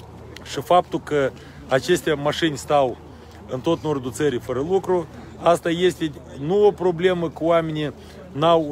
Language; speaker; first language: Romanian; non-native, local second language; Russian